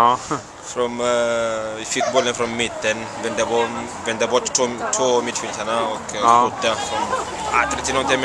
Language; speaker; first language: Swedish; non-native, fluent; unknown